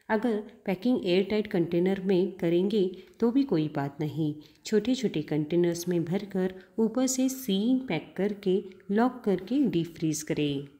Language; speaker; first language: Hindi; non-native, local second language; Marathi